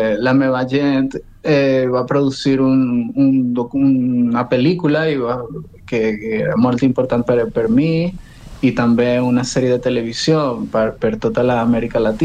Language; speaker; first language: Catalan; non-native, learner; Spanish